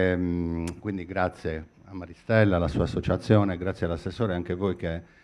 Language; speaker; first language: Italian; native; Italian